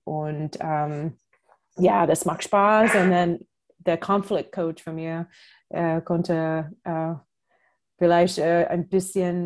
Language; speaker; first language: German; non-native, fluent; English